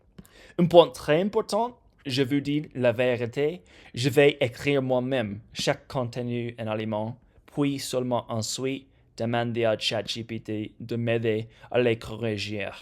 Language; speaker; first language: French; non-native, learner; English